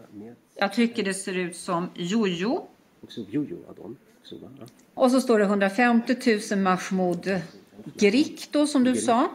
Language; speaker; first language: Swedish; native; Swedish